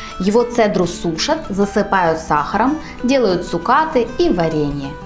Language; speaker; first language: Russian; native; Russian